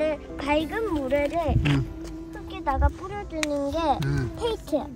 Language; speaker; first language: Korean; early bilingual, other home language; Tibetan